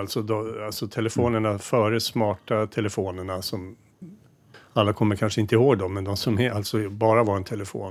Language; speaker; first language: Swedish; native; Swedish